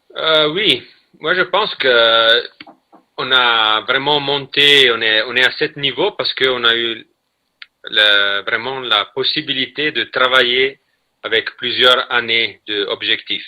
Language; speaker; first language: French; non-native, fluent; Italian